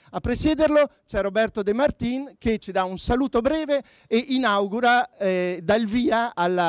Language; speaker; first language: Italian; native; Italian